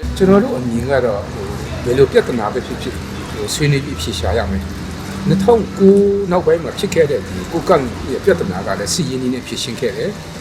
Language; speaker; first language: Burmese; non-native, local second language; Kachin